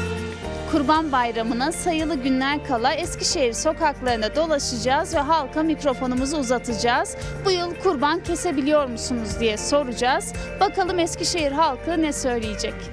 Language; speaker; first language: Turkish; native; Turkish